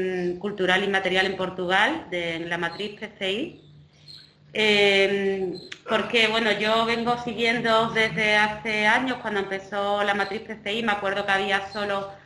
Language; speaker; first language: Spanish; native; Spanish